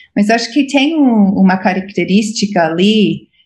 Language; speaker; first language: Portuguese; non-native, fluent; English